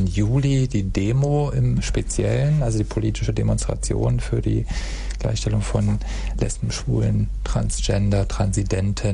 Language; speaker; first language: German; native; German